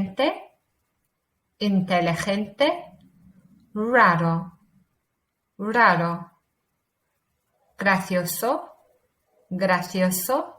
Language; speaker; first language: Spanish; non-native, fluent; English